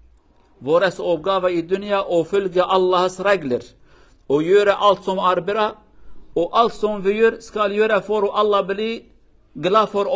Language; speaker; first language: Swedish; non-native, learner; Kurdish